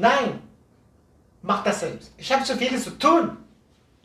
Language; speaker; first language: German; non-native, learner; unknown